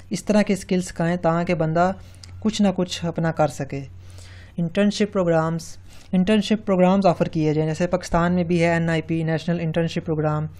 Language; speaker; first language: Urdu; non-native, local second language; Punjabi